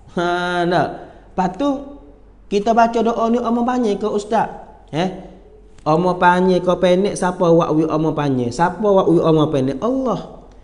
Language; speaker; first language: Malay; native; Malay